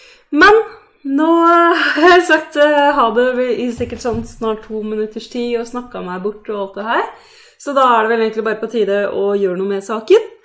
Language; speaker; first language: Norwegian; native; Norwegian